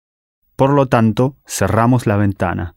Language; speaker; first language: Spanish; non-native, learner; English